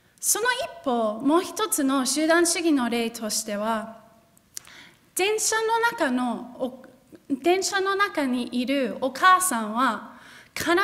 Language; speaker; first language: Japanese; non-native, fluent; English